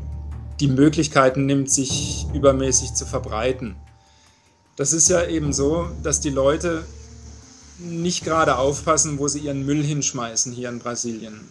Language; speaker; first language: German; native; German